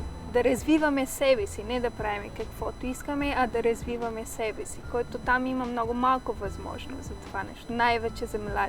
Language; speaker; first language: Bulgarian; non-native, learner; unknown